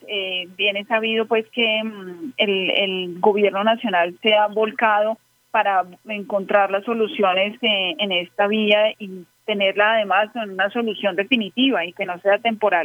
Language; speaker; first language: Spanish; native; Spanish